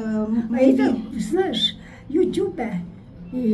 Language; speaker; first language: Russian; non-native, fluent; Estonian